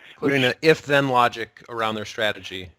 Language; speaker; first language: English; native; English